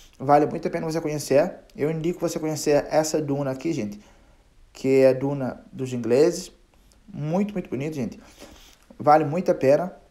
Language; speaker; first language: Portuguese; non-native, local second language; Kabuverdianu